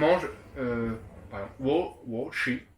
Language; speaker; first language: French; native; French